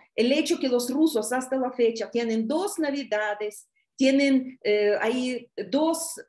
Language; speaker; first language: Spanish; non-native, fluent; Russian